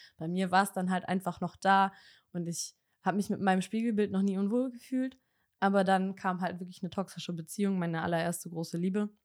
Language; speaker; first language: German; early bilingual, other home language; Bosnian